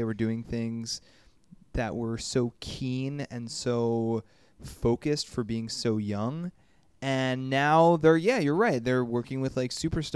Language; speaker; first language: English; native; English